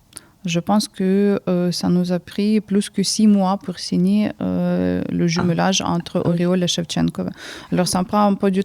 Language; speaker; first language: French; early bilingual, heritage; Ukrainian